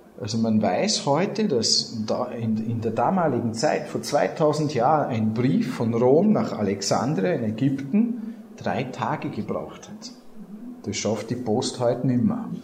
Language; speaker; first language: German; native; German